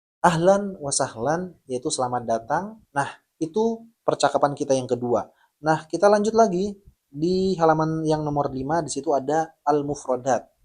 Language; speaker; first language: Indonesian; native; Indonesian